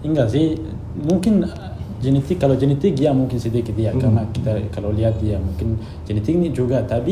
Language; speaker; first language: Indonesian; non-native, fluent; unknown